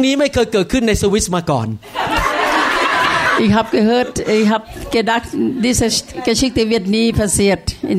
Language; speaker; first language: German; non-native, learner; Thai